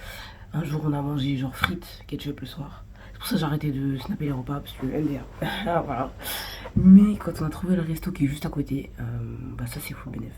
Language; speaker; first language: French; native; French